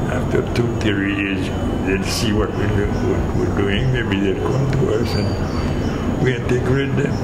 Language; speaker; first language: English; non-native, fluent; Haitian Creole